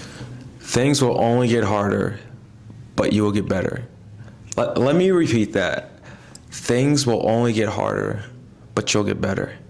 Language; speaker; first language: English; native; English